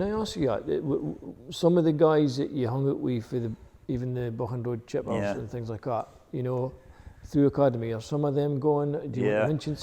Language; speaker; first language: English; native; English